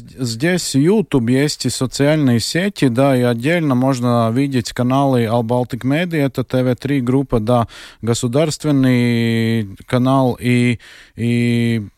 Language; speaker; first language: Russian; non-native, local second language; Latvian